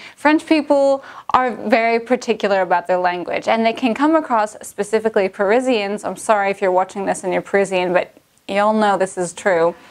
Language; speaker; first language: English; native; English